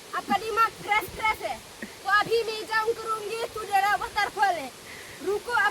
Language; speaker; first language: Hindi; non-native, learner; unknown